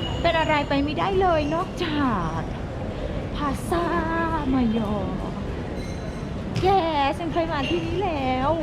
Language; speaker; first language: Thai; native; Thai